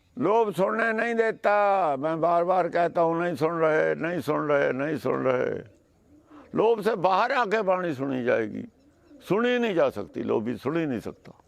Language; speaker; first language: Hindi; non-native, local second language; Punjabi